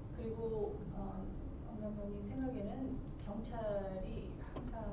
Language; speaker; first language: Korean; native; Korean